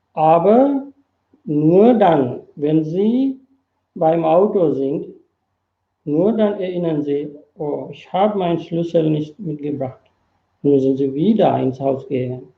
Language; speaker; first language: German; non-native, fluent; Sinhala